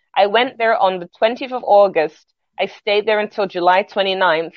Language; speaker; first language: English; native; English